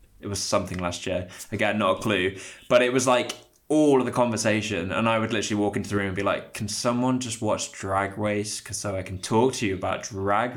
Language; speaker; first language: English; native; English